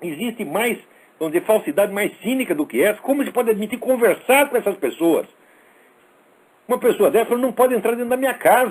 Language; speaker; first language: Portuguese; native; Portuguese